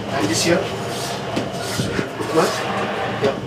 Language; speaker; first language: German; non-native, learner; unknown